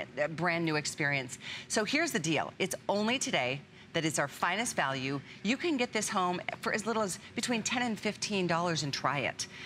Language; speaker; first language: English; native; English